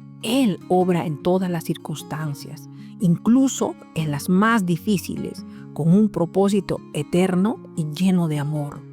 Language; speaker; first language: Spanish; native; Spanish